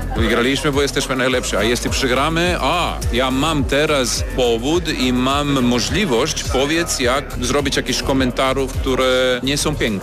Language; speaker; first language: Polish; non-native, fluent; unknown